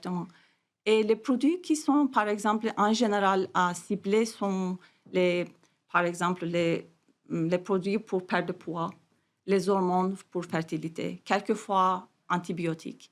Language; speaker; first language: French; non-native, fluent; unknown